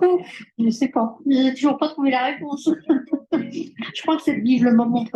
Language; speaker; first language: French; non-native, fluent; Portuguese